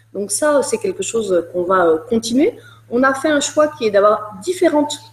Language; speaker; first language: French; native; French